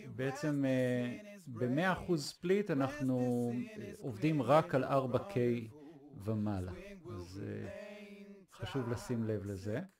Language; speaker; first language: Hebrew; native; Hebrew